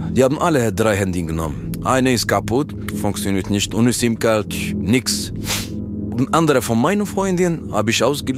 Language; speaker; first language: German; non-native, learner; French